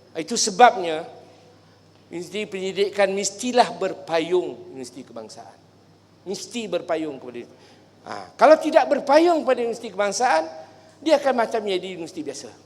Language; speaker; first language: Malay; native; Malay